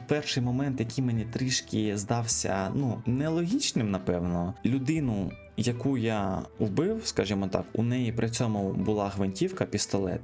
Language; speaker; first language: Ukrainian; native; Ukrainian